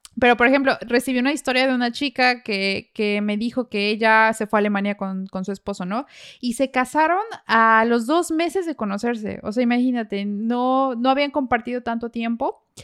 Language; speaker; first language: Spanish; native; Spanish